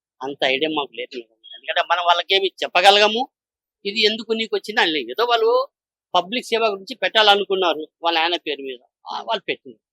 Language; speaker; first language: Telugu; native; Telugu